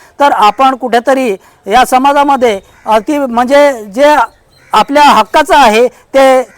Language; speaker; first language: Marathi; non-native, local second language; Bhili